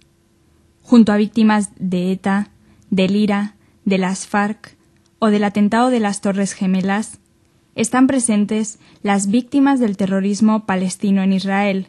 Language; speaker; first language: Spanish; native; Spanish